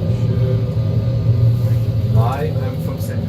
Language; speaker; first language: German; non-native, learner; English